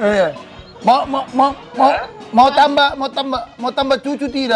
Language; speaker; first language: Indonesian; native; Indonesian